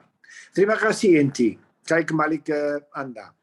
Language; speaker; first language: Indonesian; non-native, fluent; Dutch